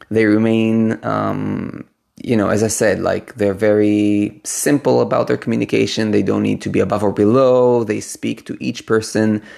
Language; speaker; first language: English; non-native, fluent; Hebrew